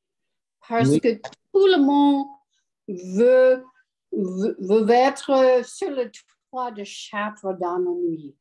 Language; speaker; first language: French; non-native, learner; English